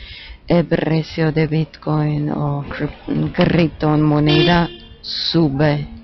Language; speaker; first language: Spanish; non-native, fluent; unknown